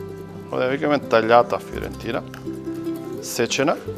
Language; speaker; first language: Macedonian; native; Macedonian